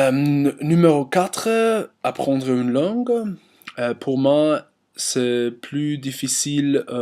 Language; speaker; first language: French; non-native, learner; German